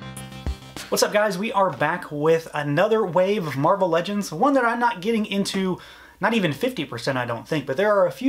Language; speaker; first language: English; native; English